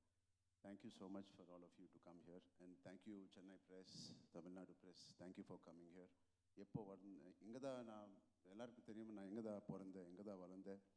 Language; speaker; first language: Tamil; non-native, local second language; Telugu